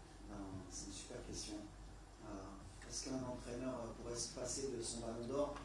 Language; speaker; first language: French; native; French